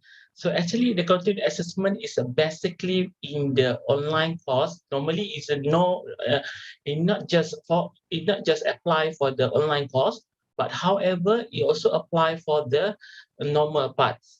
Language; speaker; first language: English; non-native, local second language; Malay